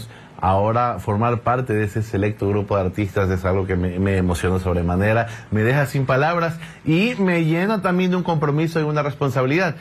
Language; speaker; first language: Spanish; native; Spanish